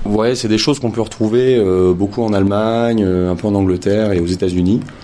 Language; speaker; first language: French; native; French